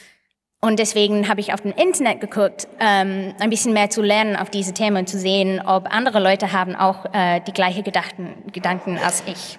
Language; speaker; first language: German; non-native, fluent; English